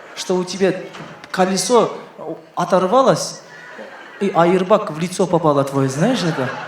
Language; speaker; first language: Russian; non-native, local second language; Kazakh